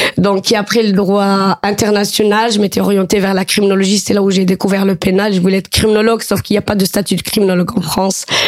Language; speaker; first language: French; non-native, local second language; Arabic